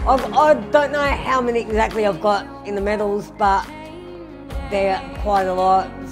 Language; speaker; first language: English; native; English